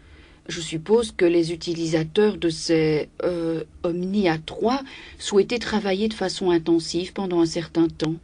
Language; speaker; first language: French; native; French